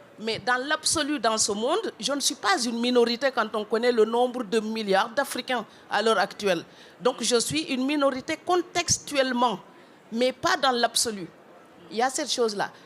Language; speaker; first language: French; non-native, local second language; Wolof